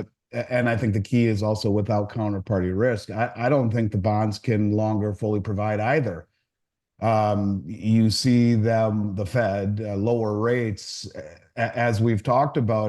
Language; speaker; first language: English; native; English